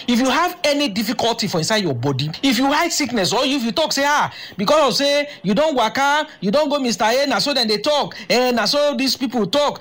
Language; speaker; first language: Nigerian Pidgin; native; Nigerian Pidgin